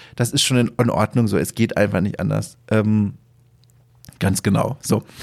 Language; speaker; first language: German; native; German